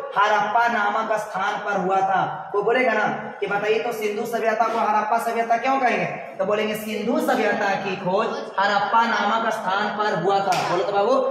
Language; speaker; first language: Hindi; native; Hindi